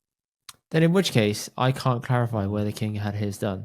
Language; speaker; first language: English; early bilingual, other home language; Punjabi